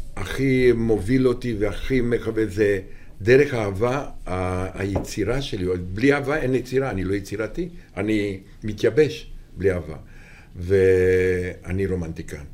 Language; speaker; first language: Hebrew; non-native, fluent; Romanian